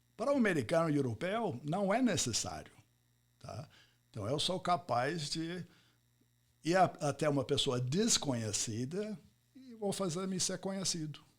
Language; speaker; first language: Portuguese; non-native, fluent; English